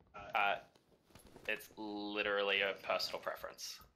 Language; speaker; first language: English; native; English